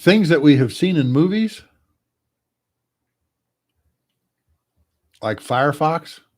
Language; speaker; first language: English; native; English